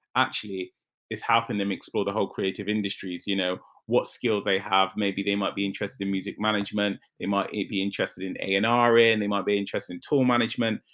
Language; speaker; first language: English; native; English